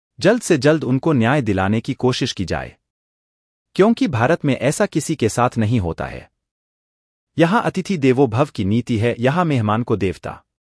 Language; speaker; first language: Hindi; native; Hindi